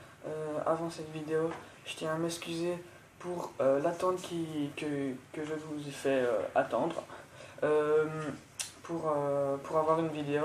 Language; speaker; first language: French; native; French